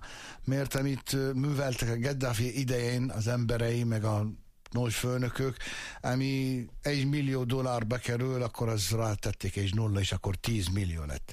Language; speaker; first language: Hungarian; non-native, fluent; Arabic